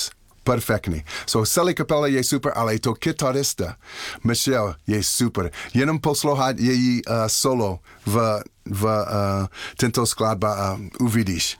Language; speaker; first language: Czech; non-native, learner; English